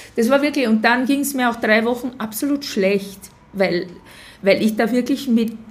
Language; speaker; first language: German; native; German